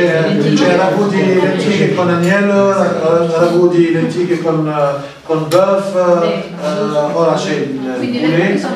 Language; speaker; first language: Italian; non-native, learner; Arabic